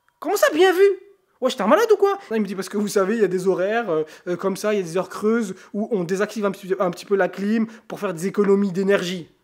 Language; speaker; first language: French; native; French